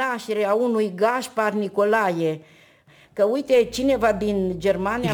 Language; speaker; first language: Romanian; native; Romanian